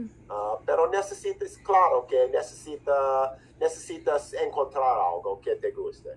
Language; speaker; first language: Spanish; non-native, fluent; English